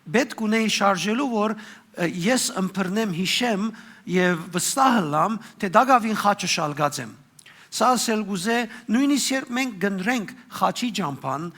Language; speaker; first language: Armenian; native; Armenian